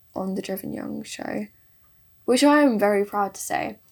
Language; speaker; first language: English; early bilingual, other home language; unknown